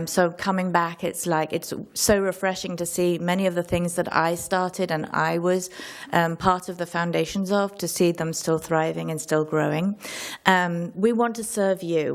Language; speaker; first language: English; native; English